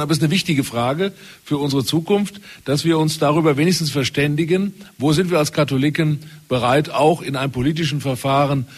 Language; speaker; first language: German; native; German